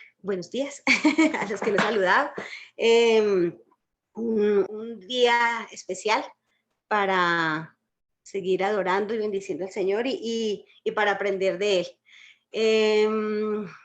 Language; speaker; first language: Spanish; native; Spanish